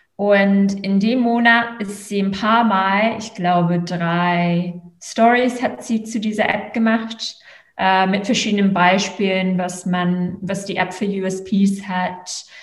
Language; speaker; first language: German; non-native, fluent; English